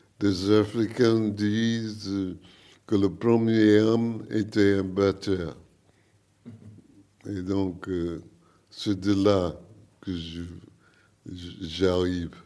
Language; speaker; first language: French; non-native, learner; English